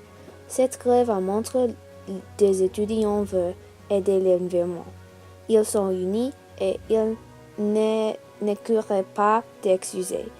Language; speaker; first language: French; non-native, learner; English